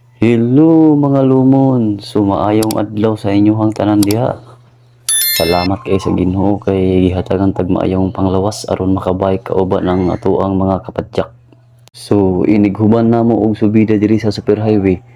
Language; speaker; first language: Cebuano; native; Cebuano